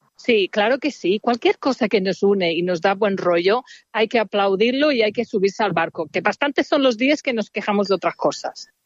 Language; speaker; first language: Spanish; non-native, fluent; English